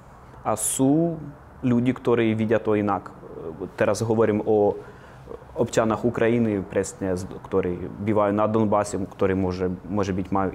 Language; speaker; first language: Slovak; non-native, fluent; Ukrainian